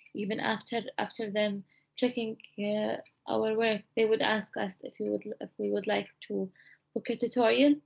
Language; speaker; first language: English; non-native, fluent; Arabic